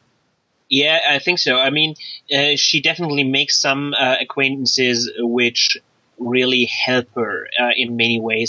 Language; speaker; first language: English; non-native, fluent; German